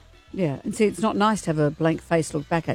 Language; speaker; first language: English; native; English